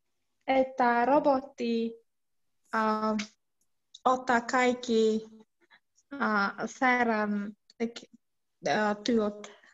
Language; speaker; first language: Finnish; non-native, learner; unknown